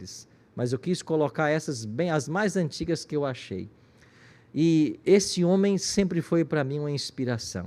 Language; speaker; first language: Portuguese; native; Portuguese